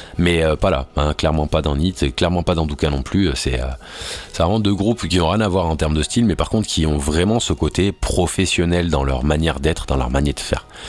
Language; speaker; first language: French; native; French